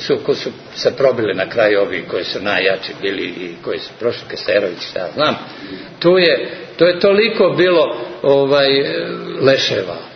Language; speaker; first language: Serbian; native; Serbian